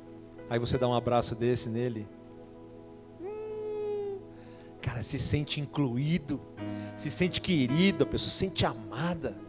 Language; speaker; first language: Portuguese; native; Portuguese